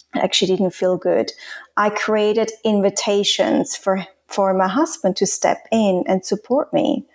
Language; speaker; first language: English; non-native, fluent; Swiss German